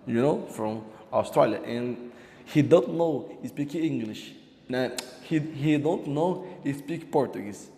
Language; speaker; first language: English; non-native, learner; Portuguese